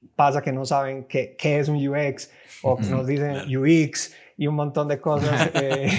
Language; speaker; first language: Spanish; native; Spanish